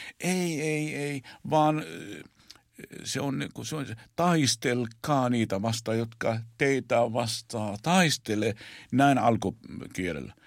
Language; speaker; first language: Finnish; non-native, fluent; Arabic